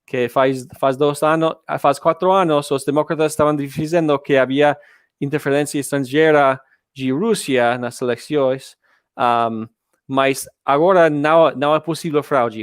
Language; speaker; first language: Portuguese; non-native, learner; English